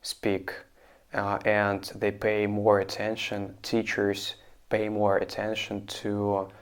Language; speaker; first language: English; non-native, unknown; Russian